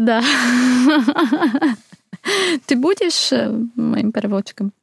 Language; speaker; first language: Russian; non-native, fluent; Hungarian